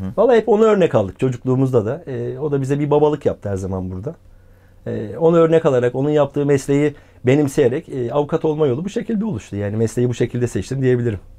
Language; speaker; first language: Turkish; native; Turkish